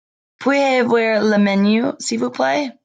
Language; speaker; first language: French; non-native, learner; English